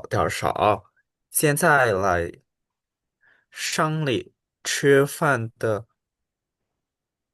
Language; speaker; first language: Chinese; non-native, learner; Indonesian